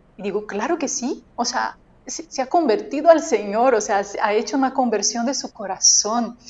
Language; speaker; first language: Spanish; non-native, fluent; Portuguese